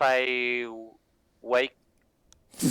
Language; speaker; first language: English; non-native, learner; Spanish